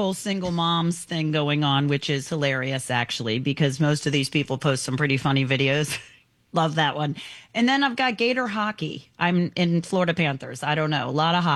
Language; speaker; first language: English; native; English